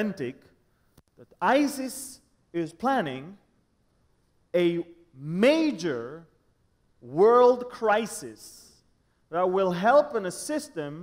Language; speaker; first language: English; non-native, fluent; Hebrew